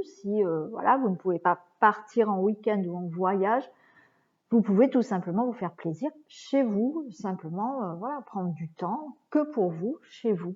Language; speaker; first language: French; native; French